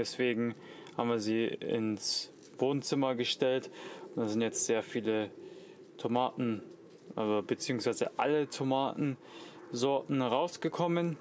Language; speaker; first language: German; native; German